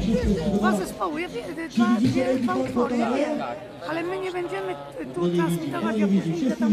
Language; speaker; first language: Polish; native; Polish